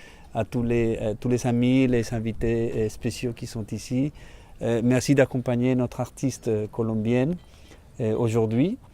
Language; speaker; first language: French; non-native, fluent; Spanish